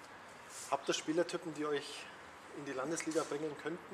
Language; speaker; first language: German; native; German